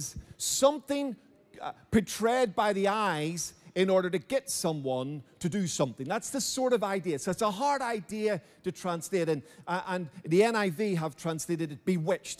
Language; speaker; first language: English; native; English